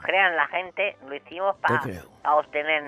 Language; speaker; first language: Spanish; native; Spanish